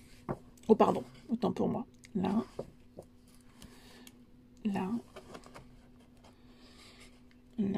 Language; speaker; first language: French; native; French